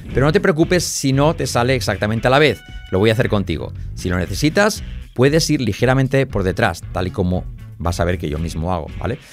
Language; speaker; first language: Spanish; native; Spanish